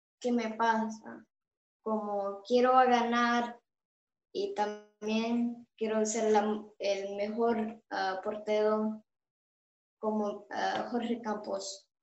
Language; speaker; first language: Spanish; early bilingual, heritage; Spanish